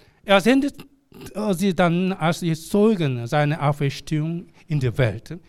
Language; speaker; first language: German; non-native, learner; Korean